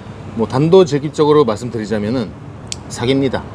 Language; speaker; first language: Korean; native; Korean